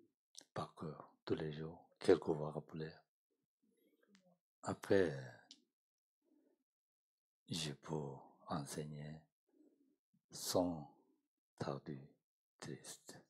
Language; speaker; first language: French; non-native, learner; Tibetan